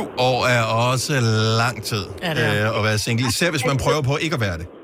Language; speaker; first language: Danish; native; Danish